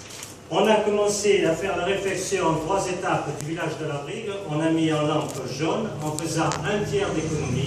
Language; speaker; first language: French; native; French